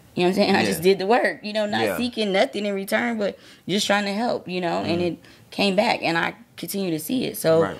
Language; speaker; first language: English; native; English